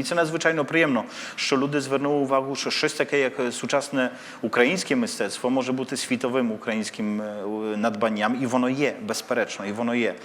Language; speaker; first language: Polish; non-native, learner; Ukrainian